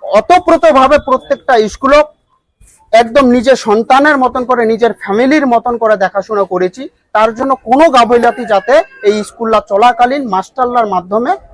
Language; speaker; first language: Bangla; non-native, local second language; Rangpuri